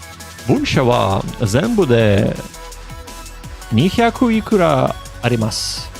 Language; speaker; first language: Japanese; non-native, learner; English